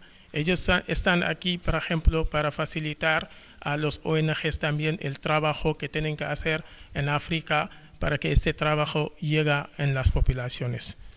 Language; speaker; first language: Spanish; non-native, fluent; Wolof